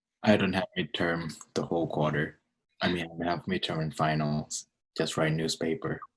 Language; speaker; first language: English; non-native, fluent; Thai